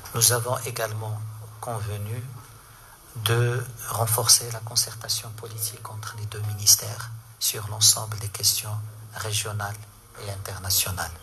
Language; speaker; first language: French; non-native, local second language; Arabic